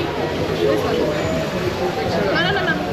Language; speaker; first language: English; non-native, local second language; Filipino